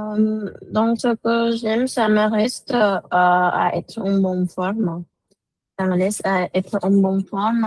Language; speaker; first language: French; non-native, fluent; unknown